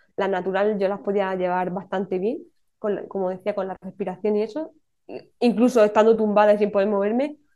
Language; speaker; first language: Spanish; native; Spanish